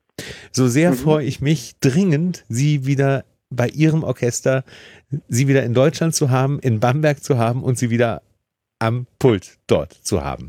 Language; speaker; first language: German; native; German